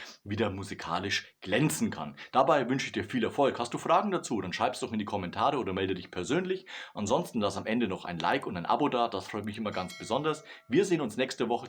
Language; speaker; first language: German; native; German